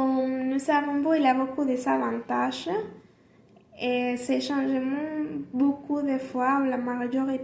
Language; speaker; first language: French; non-native, learner; Spanish